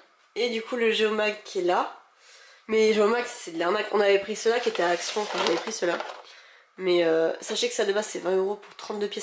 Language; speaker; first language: French; native; French